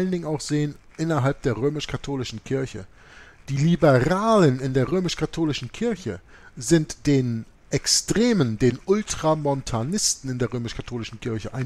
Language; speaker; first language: German; native; German